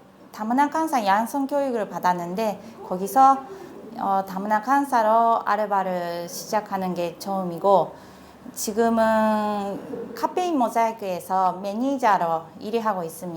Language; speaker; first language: Korean; non-native, fluent; Japanese